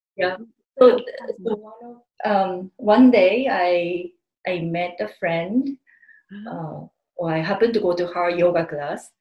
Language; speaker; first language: English; non-native, fluent; Japanese